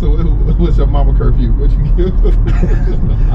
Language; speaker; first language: English; native; English